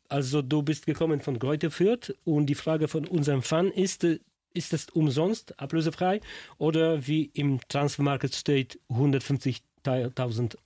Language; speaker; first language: German; non-native, learner; Polish